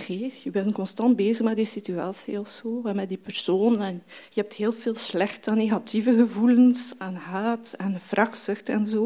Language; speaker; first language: Dutch; non-native, fluent; French